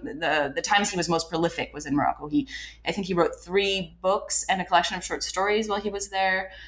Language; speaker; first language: English; non-native, fluent; French